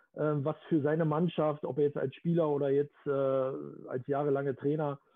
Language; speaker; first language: German; native; German